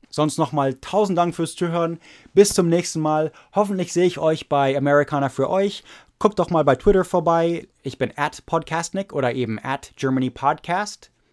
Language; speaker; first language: German; non-native, fluent; English